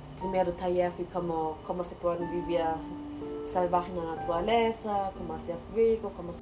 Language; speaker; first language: Spanish; non-native, learner; German